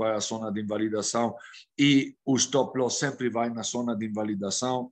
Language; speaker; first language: Portuguese; non-native, fluent; Spanish